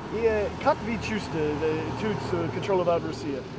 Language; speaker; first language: Russian; non-native, learner; English